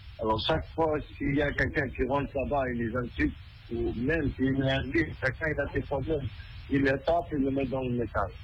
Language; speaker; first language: French; non-native, fluent; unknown